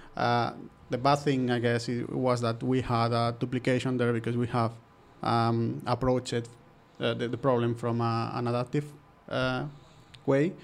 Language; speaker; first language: English; non-native, fluent; Spanish